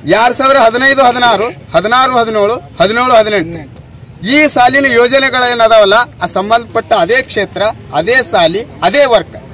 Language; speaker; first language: Kannada; native; Kannada